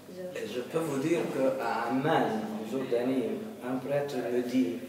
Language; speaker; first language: French; non-native, local second language; Arabic